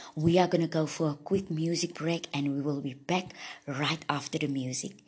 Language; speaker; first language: English; non-native, local second language; Afrikaans